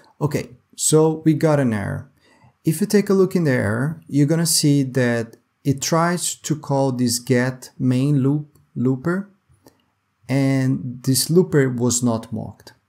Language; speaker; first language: English; non-native, fluent; Portuguese